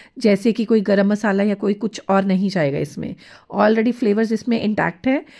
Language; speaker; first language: Hindi; non-native, local second language; Punjabi